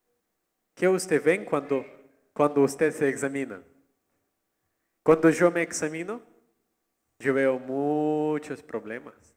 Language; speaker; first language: Spanish; non-native, learner; Russian